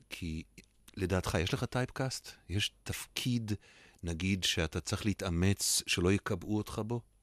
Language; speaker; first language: Hebrew; native; Hebrew